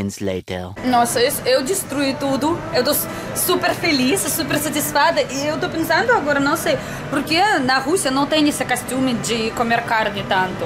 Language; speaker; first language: Portuguese; non-native, learner; Russian